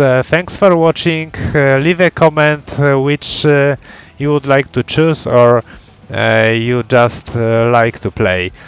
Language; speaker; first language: English; non-native, learner; Polish